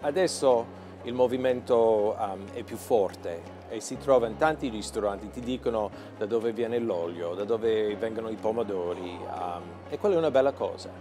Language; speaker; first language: Italian; non-native, fluent; English